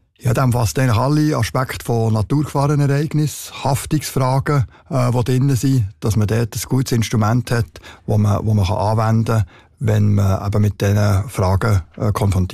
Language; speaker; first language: German; native; German